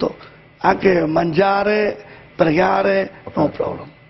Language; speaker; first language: Italian; non-native, learner; Punjabi